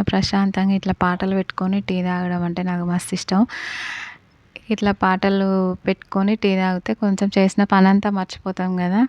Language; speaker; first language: Telugu; native; Telugu